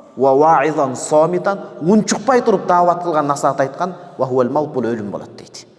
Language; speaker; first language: Kyrgyz; native; Kyrgyz